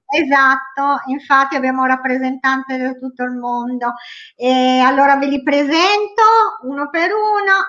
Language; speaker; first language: Italian; native; Italian